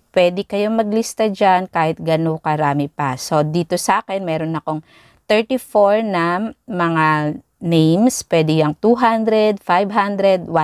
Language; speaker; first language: Filipino; native; Filipino